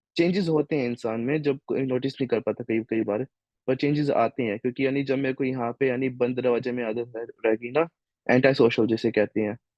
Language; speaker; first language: Hindi; native; Hindi